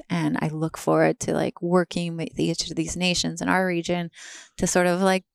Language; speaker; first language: English; native; English